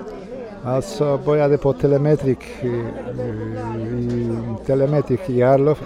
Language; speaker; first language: Swedish; non-native, fluent; Polish